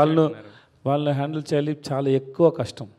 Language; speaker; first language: Telugu; non-native, learner; Tamil